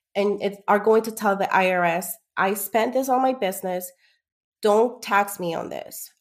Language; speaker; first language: English; early bilingual, other home language; Spanish